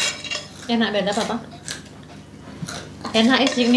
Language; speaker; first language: Indonesian; native; Indonesian